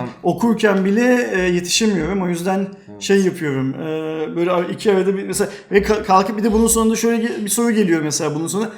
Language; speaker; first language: Turkish; native; Turkish